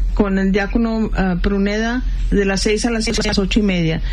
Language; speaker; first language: Spanish; early bilingual, heritage; Spanish